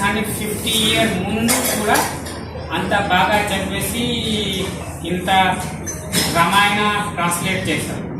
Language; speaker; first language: Telugu; non-native, learner; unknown